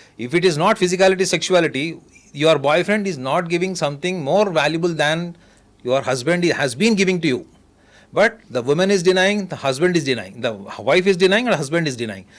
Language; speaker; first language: English; non-native, local second language; Telugu